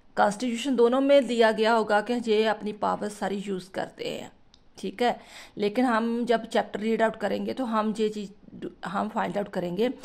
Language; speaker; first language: Hindi; non-native, local second language; Punjabi